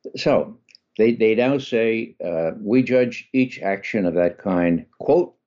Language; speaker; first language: English; native; English